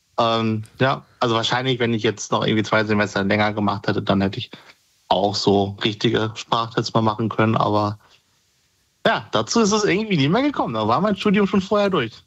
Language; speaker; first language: German; native; German